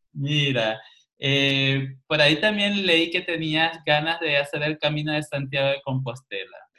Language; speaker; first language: Spanish; native; Spanish